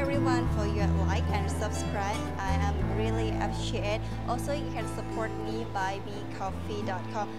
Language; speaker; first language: English; non-native, learner; Thai